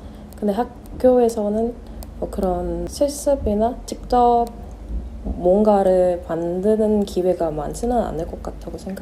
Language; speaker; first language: Korean; non-native, fluent; Vietnamese